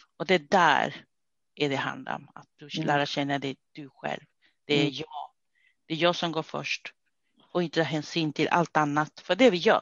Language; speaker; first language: Swedish; non-native, fluent; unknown